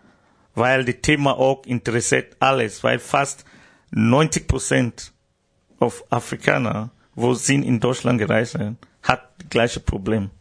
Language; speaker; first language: German; non-native, learner; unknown